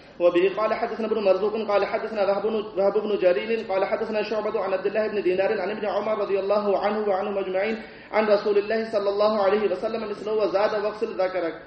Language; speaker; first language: Arabic; non-native, fluent; Urdu